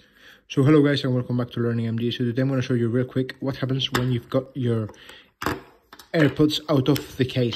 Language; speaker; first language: English; non-native, fluent; Spanish